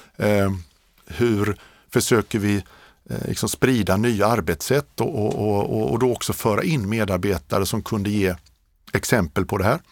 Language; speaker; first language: Swedish; native; Swedish